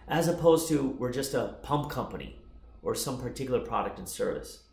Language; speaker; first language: English; native; English